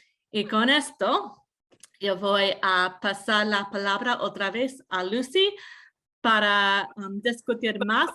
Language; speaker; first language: Spanish; non-native, fluent; English